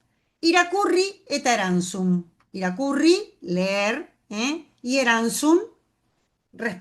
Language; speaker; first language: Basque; non-native, fluent; Spanish